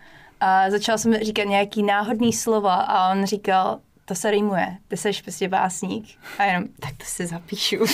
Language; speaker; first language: Czech; non-native, fluent; English